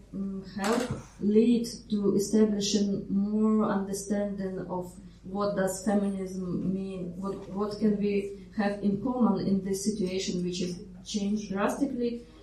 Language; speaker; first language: English; non-native, fluent; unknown